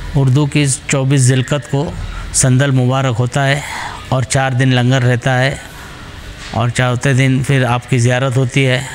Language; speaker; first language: Hindi; native; Hindi